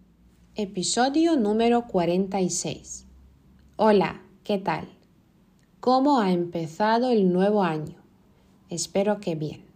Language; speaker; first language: Spanish; non-native, fluent; Lithuanian